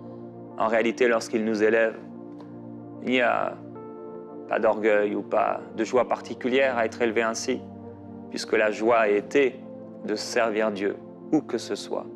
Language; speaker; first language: French; native; French